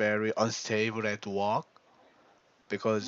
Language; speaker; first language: English; non-native, learner; Korean